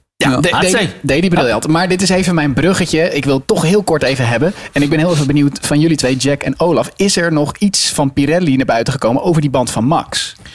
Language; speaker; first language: Dutch; native; Dutch